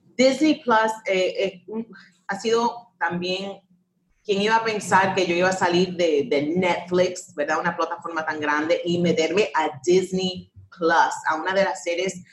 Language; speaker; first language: Spanish; early bilingual, heritage; Spanish